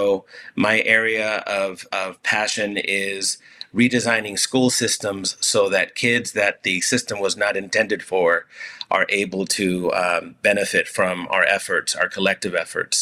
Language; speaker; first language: English; early bilingual, other home language; Spanish